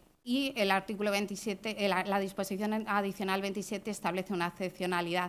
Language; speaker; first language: Spanish; native; Spanish